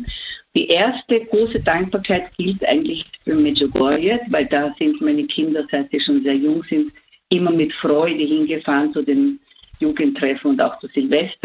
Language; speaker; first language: German; native; German